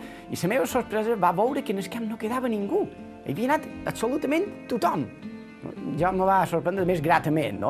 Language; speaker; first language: Catalan; native; Catalan